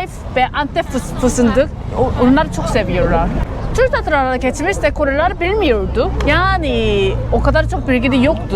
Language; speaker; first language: Turkish; non-native, learner; Korean